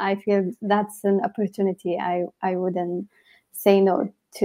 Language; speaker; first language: English; non-native, fluent; Arabic